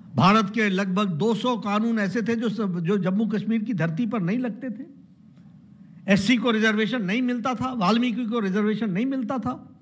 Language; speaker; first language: Hindi; native; Hindi